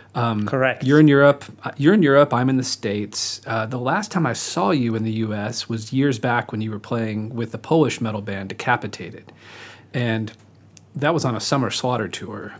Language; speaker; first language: English; native; English